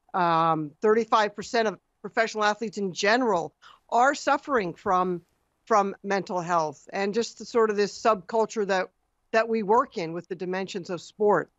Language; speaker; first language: English; native; English